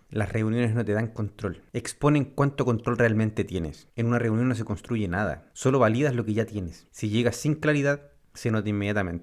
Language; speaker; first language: Spanish; native; Spanish